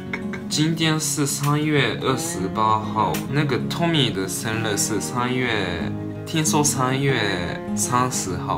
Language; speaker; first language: Chinese; non-native, learner; Japanese